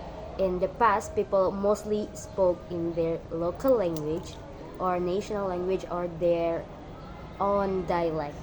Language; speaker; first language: English; non-native, learner; Indonesian